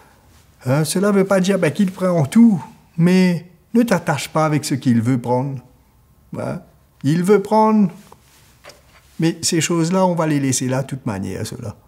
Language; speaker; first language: French; native; French